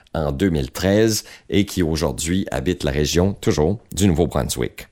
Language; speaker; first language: French; native; French